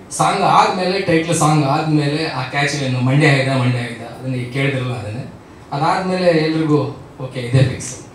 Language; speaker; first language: Kannada; native; Kannada